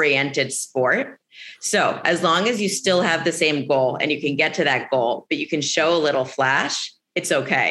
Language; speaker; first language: English; native; English